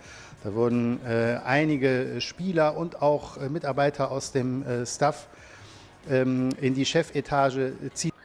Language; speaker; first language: German; native; German